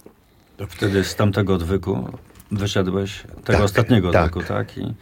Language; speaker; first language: Polish; native; Polish